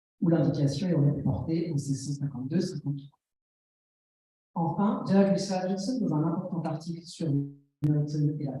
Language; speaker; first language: French; native; French